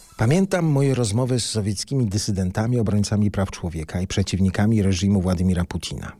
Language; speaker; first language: Polish; native; Polish